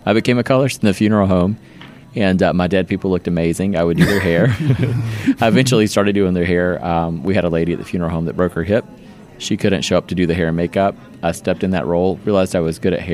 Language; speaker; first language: English; native; English